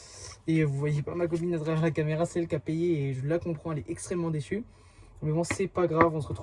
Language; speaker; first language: French; native; French